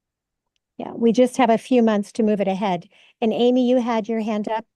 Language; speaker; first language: English; native; English